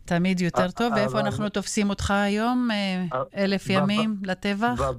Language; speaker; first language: Hebrew; non-native, local second language; Arabic